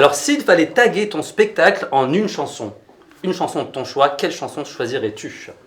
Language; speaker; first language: French; native; French